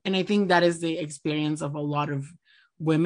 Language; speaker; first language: English; non-native, fluent; Spanish